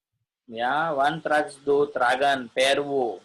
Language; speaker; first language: German; non-native, learner; Gujarati